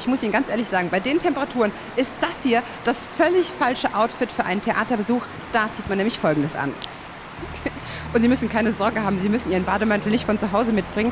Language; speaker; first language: German; native; German